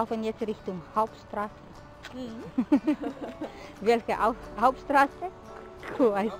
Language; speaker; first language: German; non-native, learner; Indonesian